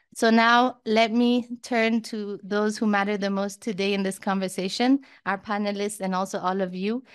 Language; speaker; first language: English; early bilingual, other home language; Persian